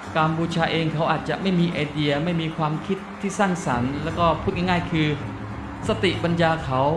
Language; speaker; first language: Thai; non-native, local second language; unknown